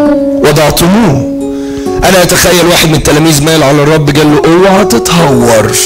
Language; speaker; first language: Arabic; native; Arabic